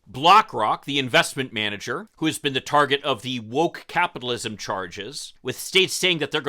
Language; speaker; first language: English; native; English